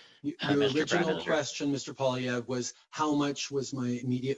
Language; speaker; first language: English; native; English